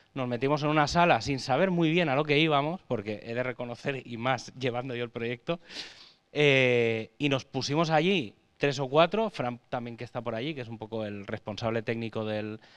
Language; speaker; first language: Spanish; native; Spanish